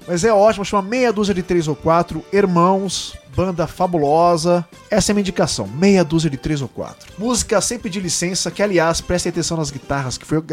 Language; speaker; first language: Portuguese; native; Portuguese